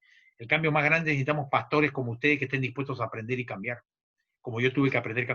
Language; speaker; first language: Spanish; native; Spanish